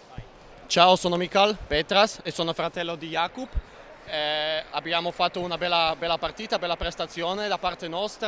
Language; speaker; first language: Italian; non-native, learner; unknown